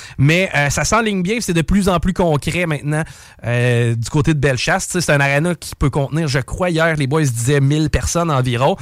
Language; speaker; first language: French; native; French